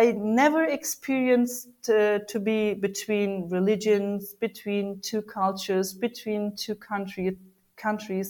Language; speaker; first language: English; non-native, fluent; German